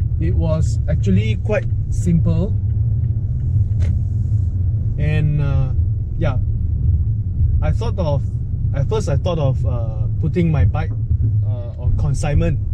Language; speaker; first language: English; non-native, local second language; Min Nan Chinese